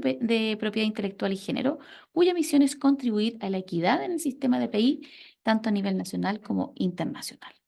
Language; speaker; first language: Spanish; native; Spanish